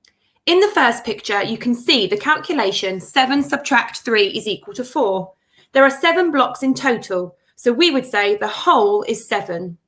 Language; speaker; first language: English; native; English